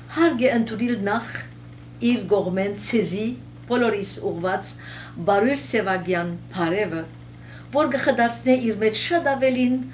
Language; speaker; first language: Armenian; early bilingual, heritage; Armenian